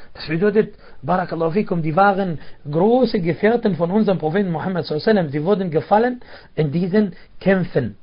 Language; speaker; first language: German; non-native, fluent; Arabic